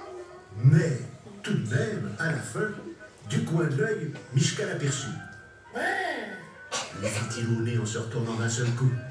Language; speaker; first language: French; native; French